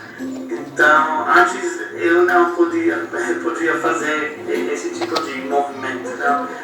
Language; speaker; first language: Portuguese; non-native, learner; English